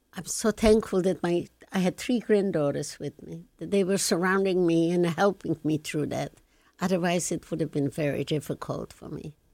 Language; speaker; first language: English; non-native, fluent; Polish